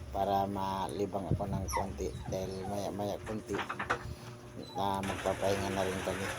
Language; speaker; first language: Filipino; non-native, local second language; Cebuano